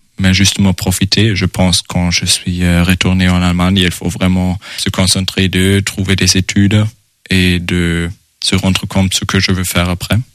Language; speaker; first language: French; non-native, fluent; German